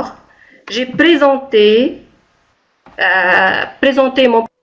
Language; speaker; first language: French; non-native, local second language; Arabic